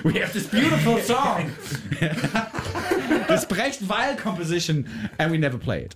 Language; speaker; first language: English; non-native, fluent; German